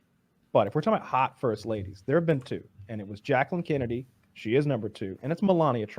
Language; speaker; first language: English; native; English